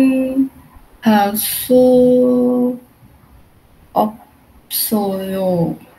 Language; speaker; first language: Korean; non-native, learner; Indonesian